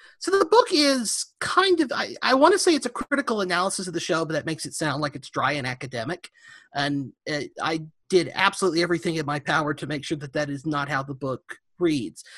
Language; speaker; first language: English; native; English